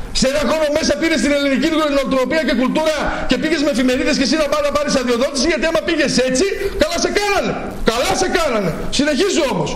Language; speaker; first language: Greek; native; Greek